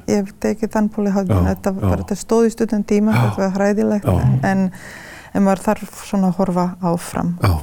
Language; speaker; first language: Icelandic; non-native, fluent; Serbian